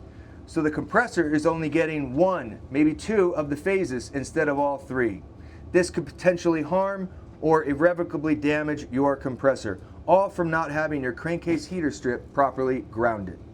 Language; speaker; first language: English; native; English